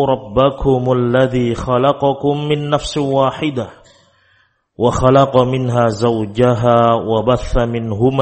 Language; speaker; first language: Arabic; non-native, fluent; Indonesian